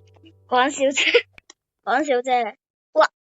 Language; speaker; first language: Chinese; early bilingual, heritage; Cantonese